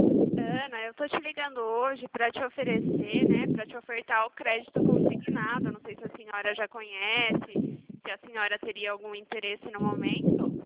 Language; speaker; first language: Portuguese; native; Portuguese